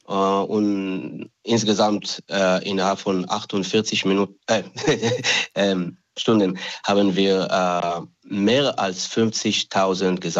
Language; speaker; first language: German; non-native, fluent; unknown